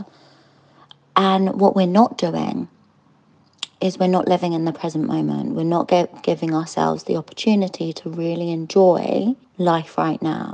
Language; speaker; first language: English; native; English